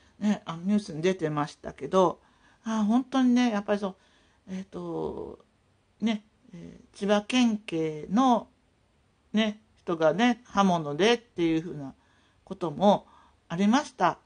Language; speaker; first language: Japanese; native; Japanese